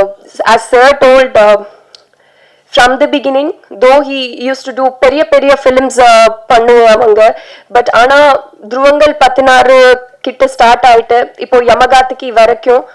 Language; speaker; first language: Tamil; non-native, learner; Telugu